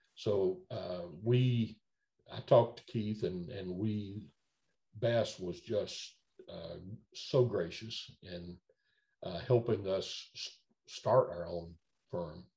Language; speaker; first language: English; native; English